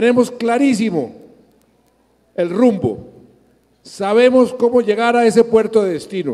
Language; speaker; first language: Spanish; native; Spanish